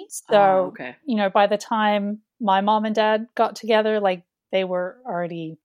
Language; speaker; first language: English; native; English